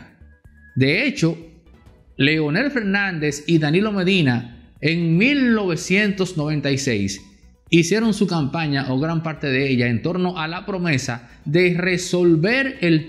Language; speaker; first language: Spanish; native; Spanish